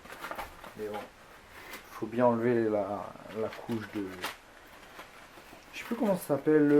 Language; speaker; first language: French; native; French